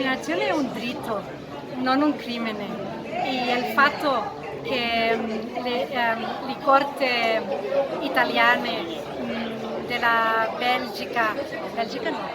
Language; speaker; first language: Italian; non-native, fluent; Catalan